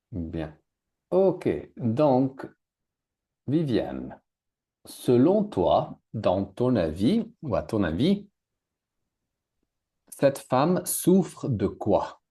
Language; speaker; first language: French; native; French